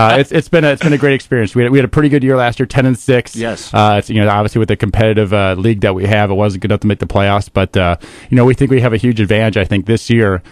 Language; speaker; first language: English; native; English